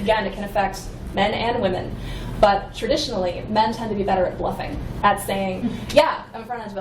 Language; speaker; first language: English; native; English